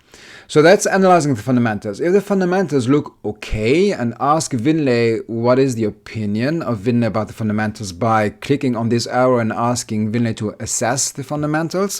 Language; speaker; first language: English; non-native, fluent; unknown